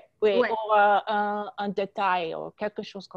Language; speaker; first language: French; non-native, learner; English